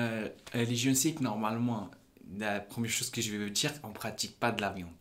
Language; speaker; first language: French; non-native, fluent; Punjabi